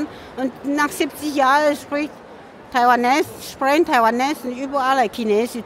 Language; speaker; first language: German; non-native, fluent; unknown